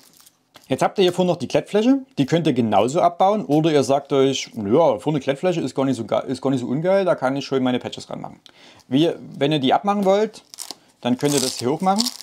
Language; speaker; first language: German; native; German